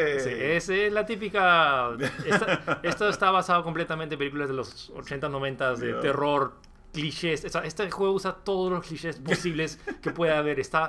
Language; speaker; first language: Spanish; native; Spanish